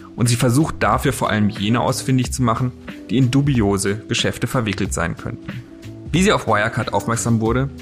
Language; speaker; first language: German; native; German